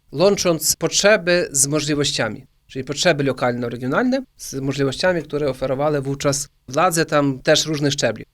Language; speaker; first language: Polish; early bilingual, heritage; Polish